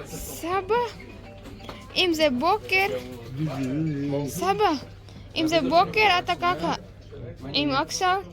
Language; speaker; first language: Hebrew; non-native, learner; Gujarati